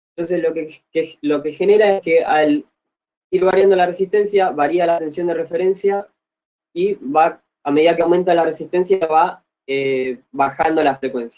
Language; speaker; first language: Spanish; native; Spanish